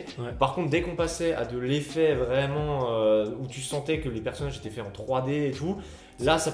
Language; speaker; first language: French; native; French